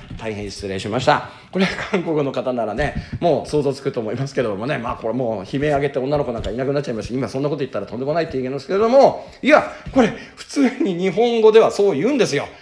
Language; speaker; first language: Japanese; native; Japanese